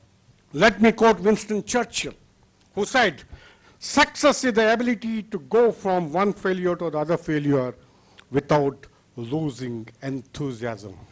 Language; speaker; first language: English; non-native, local second language; Kannada